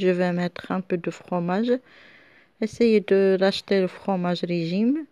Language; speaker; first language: French; non-native, local second language; Arabic